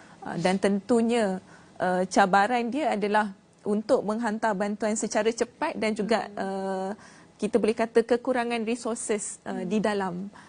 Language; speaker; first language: Malay; native; Malay